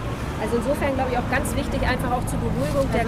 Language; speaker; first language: German; native; German